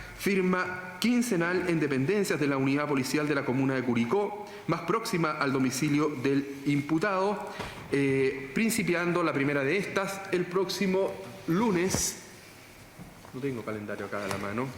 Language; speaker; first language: Spanish; native; Spanish